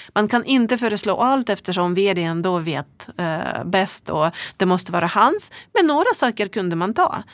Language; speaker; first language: Swedish; non-native, fluent; Russian